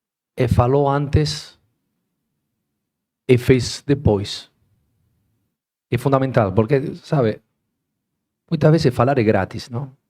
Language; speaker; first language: Portuguese; non-native, learner; Spanish